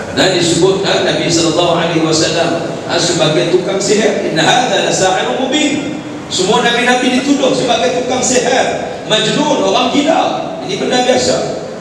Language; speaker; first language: Malay; native; Malay